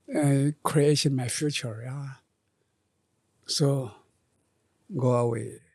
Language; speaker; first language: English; non-native, learner; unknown